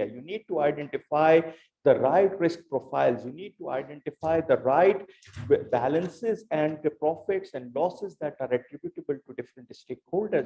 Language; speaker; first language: English; non-native, local second language; Urdu